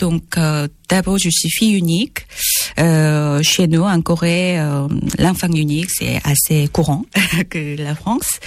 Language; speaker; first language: French; non-native, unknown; Korean